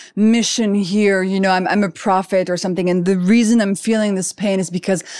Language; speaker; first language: English; non-native, fluent; French